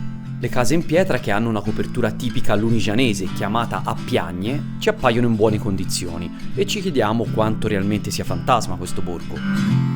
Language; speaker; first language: Italian; native; Italian